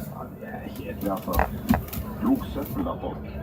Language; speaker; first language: Norwegian; native; Norwegian